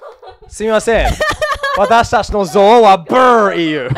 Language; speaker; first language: Japanese; non-native, learner; English